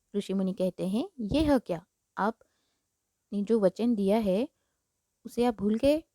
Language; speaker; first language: Hindi; non-native, local second language; Marathi